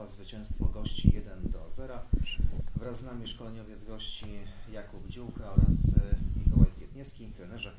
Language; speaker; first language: Polish; native; Polish